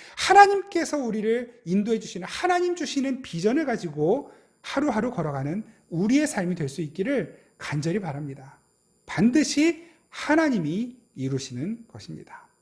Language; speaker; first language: Korean; native; Korean